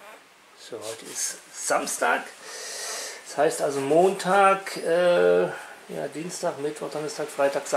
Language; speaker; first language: German; native; German